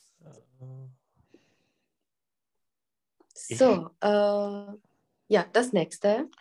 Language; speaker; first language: German; non-native, fluent; Czech